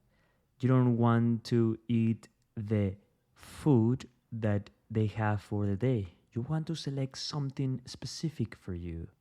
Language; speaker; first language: English; non-native, fluent; Spanish